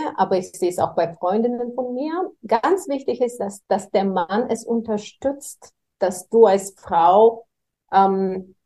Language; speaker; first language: German; non-native, fluent; Bulgarian